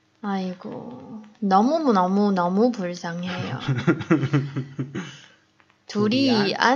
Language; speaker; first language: Korean; non-native, fluent; Chinese